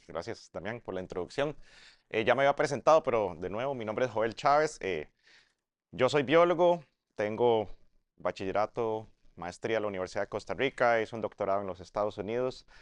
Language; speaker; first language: Spanish; native; Spanish